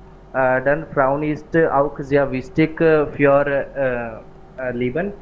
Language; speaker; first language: German; non-native, learner; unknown